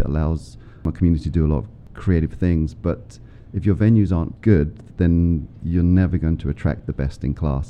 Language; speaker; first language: English; native; English